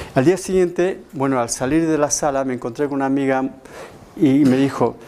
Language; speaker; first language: Spanish; native; Spanish